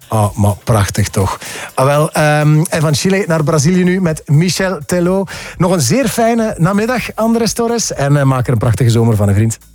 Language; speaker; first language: Dutch; native; Dutch